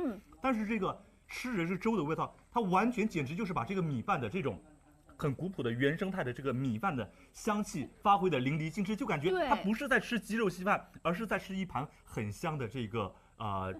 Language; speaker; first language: Chinese; native; Chinese